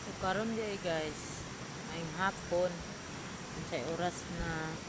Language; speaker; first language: Cebuano; non-native, local second language; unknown